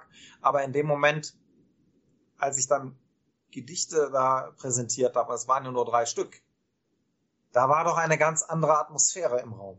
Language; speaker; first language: German; native; German